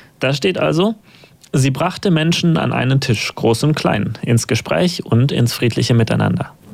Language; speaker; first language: German; native; German